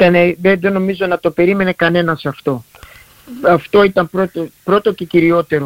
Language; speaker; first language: Greek; early bilingual, heritage; Greek